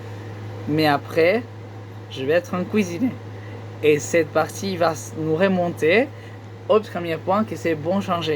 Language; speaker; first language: French; non-native, learner; Spanish